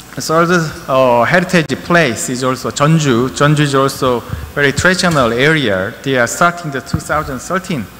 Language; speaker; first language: English; non-native, learner; Korean